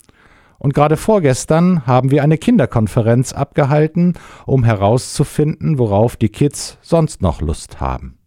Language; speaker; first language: German; native; German